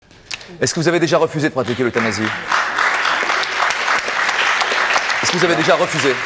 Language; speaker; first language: French; native; French